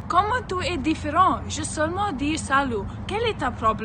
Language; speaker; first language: French; non-native, learner; English